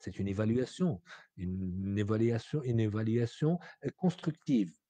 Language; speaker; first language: French; non-native, local second language; Arabic